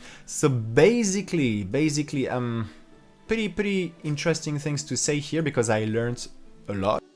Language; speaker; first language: English; non-native, fluent; French